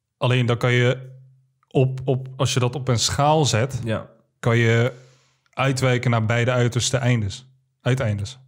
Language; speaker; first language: Dutch; early bilingual, other home language; Arabic